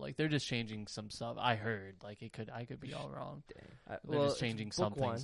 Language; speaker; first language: English; native; English